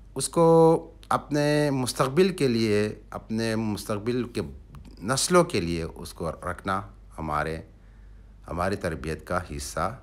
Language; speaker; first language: Urdu; non-native, local second language; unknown